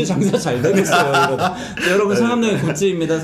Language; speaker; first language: Korean; native; Korean